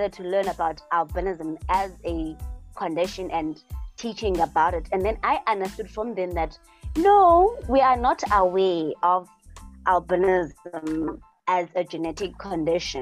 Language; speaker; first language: English; non-native, local second language; Xhosa